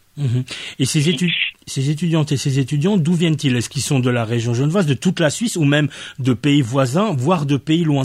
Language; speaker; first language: French; native; French